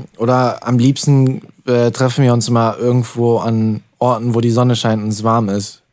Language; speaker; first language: German; native; German